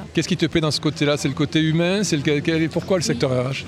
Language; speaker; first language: French; native; French